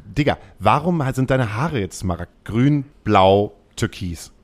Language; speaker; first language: German; native; German